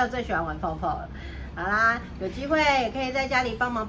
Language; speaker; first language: Chinese; native; Chinese